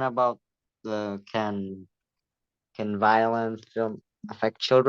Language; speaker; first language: English; non-native, learner; Vietnamese